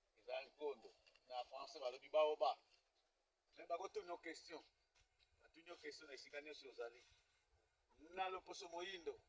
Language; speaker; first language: Lingala; non-native, local second language; Kongo